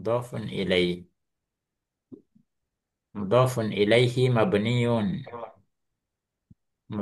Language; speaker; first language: Arabic; non-native, fluent; Indonesian